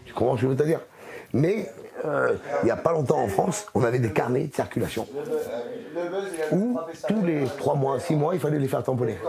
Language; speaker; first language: French; native; French